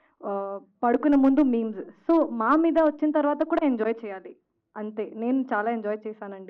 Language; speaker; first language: Telugu; non-native, fluent; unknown